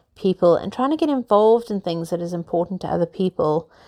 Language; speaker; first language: English; native; English